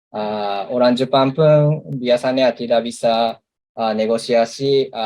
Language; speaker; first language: Indonesian; non-native, learner; Japanese